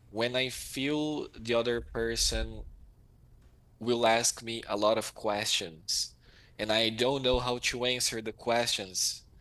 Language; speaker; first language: English; non-native, fluent; Portuguese